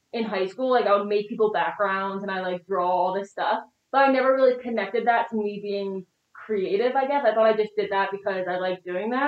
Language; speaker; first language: English; native; English